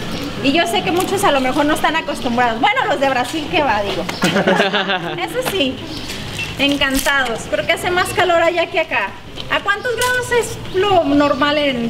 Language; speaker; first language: Spanish; native; Spanish